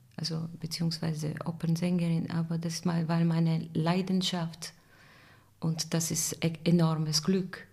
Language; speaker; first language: German; non-native, fluent; Bulgarian